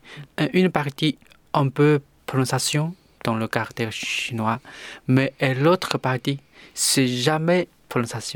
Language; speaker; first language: French; non-native, learner; Chinese